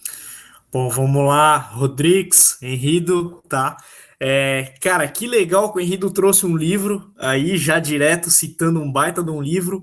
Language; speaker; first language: Portuguese; native; Portuguese